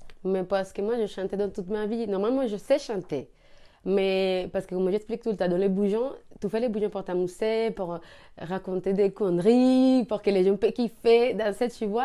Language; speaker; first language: French; non-native, learner; Spanish